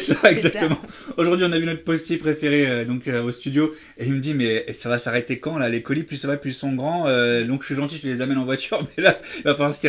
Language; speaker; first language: French; native; French